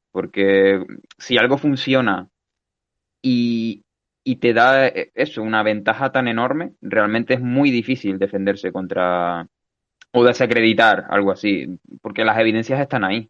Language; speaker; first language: Spanish; native; Spanish